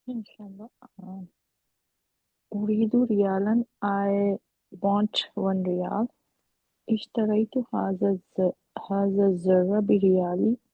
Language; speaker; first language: Arabic; non-native, learner; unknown